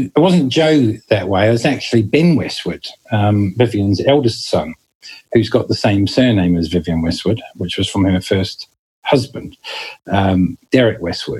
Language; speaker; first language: English; native; English